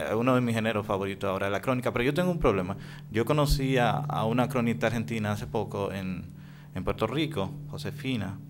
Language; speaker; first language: Spanish; native; Spanish